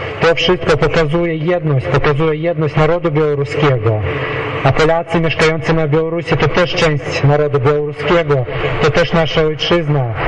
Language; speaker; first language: Polish; non-native, local second language; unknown